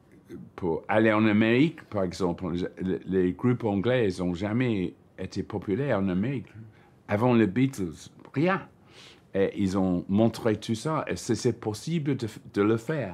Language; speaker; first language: French; non-native, learner; English